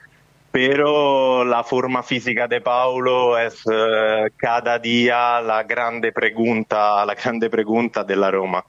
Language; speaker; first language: Spanish; non-native, fluent; Italian